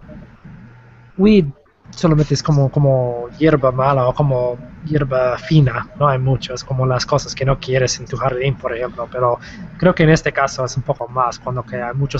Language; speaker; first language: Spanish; non-native, fluent; English